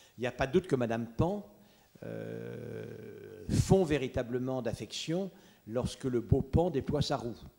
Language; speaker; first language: French; native; French